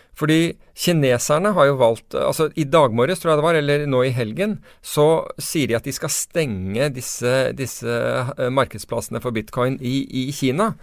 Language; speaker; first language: Norwegian; non-native, fluent; English